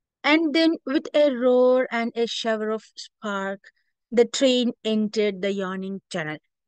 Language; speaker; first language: English; non-native, local second language; Malayalam